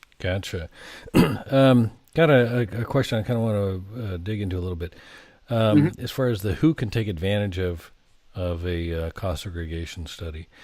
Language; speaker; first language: English; native; English